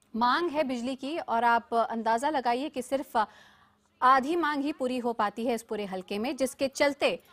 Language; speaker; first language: Hindi; native; Hindi